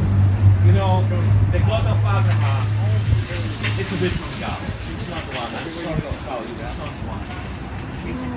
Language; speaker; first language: English; non-native, fluent; Azerbaijani